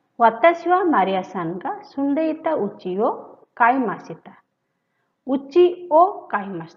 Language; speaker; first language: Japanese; non-native, fluent; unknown